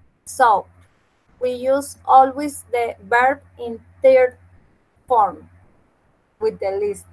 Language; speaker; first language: English; non-native, fluent; Spanish